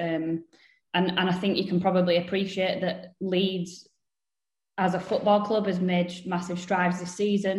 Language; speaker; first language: English; native; English